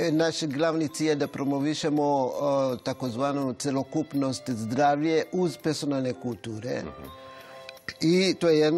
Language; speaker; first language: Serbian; non-native, fluent; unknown